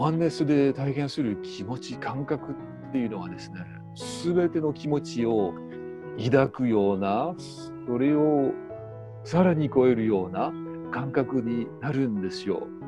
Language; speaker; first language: Japanese; non-native, fluent; French